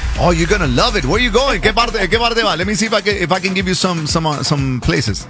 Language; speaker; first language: English; early bilingual, other home language; Spanish